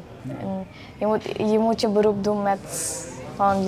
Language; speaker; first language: Dutch; non-native, local second language; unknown